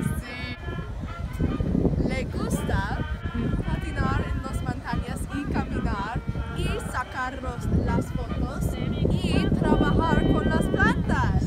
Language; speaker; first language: Spanish; non-native, learner; English